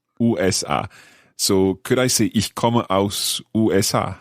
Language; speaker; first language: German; non-native, learner; English